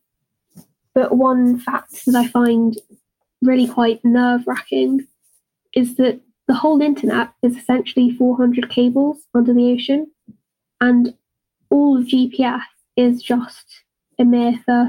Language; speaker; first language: English; native; English